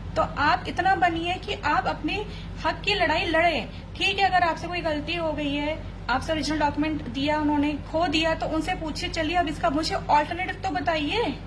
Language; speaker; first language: Hindi; native; Hindi